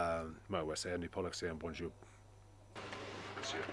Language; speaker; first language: French; non-native, learner; English